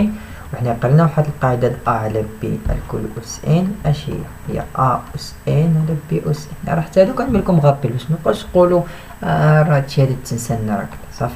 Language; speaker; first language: Arabic; native; Arabic